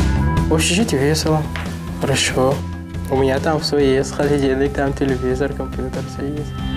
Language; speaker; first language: Russian; non-native, learner; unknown